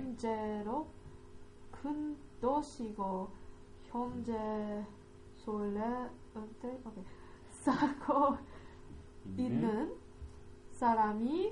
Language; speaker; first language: Korean; non-native, learner; English